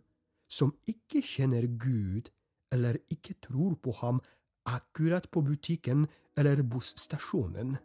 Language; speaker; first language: Norwegian; non-native, fluent; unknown